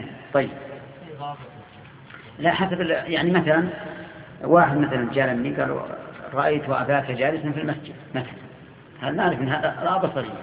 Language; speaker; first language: Arabic; native; Arabic